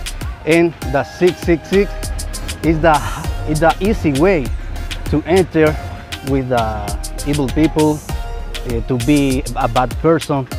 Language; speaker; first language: English; non-native, learner; Spanish